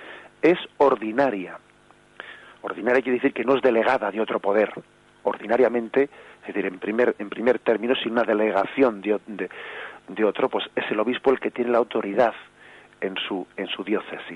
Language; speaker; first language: Spanish; native; Spanish